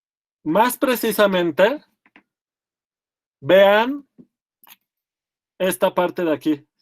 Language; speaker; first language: Spanish; native; Spanish